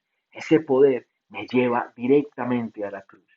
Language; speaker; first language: Spanish; native; Spanish